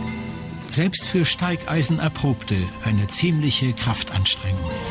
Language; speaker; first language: German; native; German